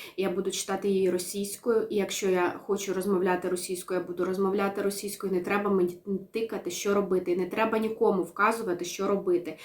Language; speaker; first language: Ukrainian; non-native, local second language; Russian